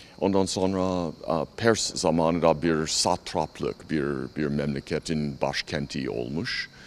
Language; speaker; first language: Turkish; non-native, fluent; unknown